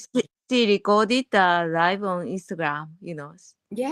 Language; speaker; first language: English; non-native, learner; Japanese